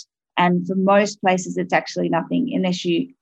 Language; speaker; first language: English; native; English